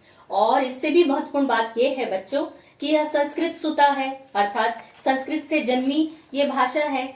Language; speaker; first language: Hindi; native; Hindi